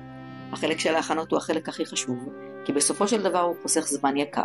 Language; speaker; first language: Hebrew; native; Hebrew